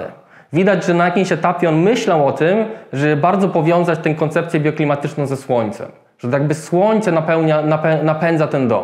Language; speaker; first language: Polish; native; Polish